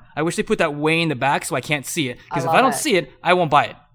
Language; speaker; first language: English; native; English